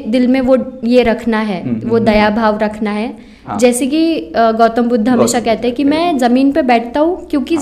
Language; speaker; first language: Hindi; non-native, local second language; Marathi